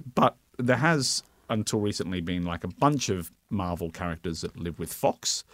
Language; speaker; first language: English; native; English